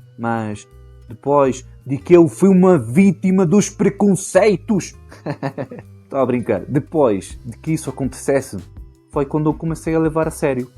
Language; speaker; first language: Portuguese; non-native, fluent; Spanish